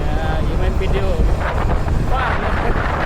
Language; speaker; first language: English; non-native, learner; Indonesian